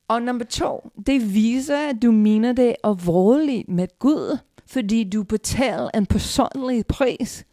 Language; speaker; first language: Danish; non-native, fluent; English